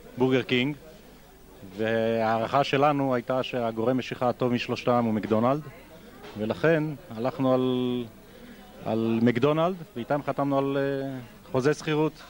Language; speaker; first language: Hebrew; native; Hebrew